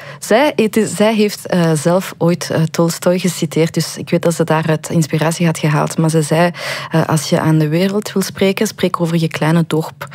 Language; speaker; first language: Dutch; early bilingual, other home language; Persian